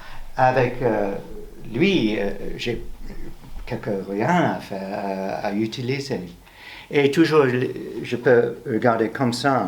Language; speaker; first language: French; non-native, learner; English